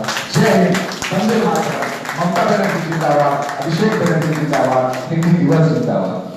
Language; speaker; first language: Hindi; native; Hindi